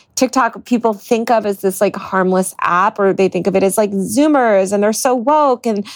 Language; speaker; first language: English; native; English